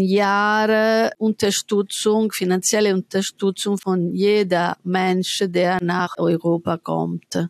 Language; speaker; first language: German; non-native, fluent; Italian